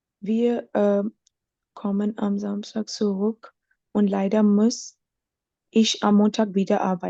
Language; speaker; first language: German; non-native, learner; Urdu